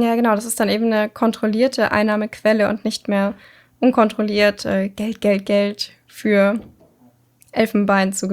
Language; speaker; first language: German; native; German